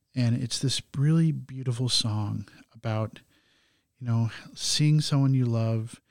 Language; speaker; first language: English; native; English